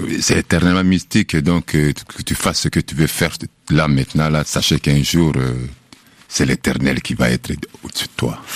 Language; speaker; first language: French; non-native, local second language; Lingala